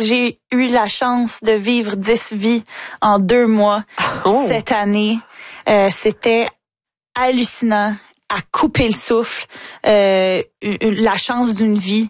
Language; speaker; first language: French; native; French